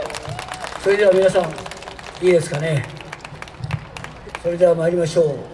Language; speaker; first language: Japanese; native; Japanese